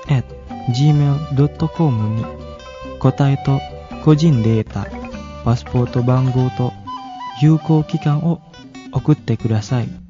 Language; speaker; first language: Japanese; non-native, fluent; Indonesian